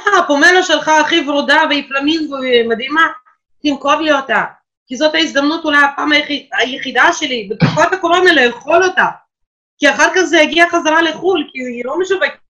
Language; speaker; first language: Hebrew; non-native, fluent; Russian